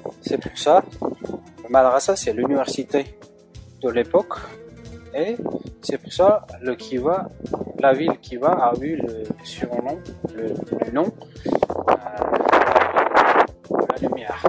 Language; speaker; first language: French; non-native, fluent; Uzbek